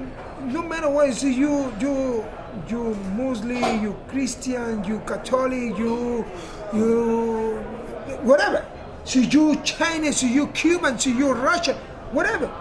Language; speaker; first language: English; non-native, learner; Spanish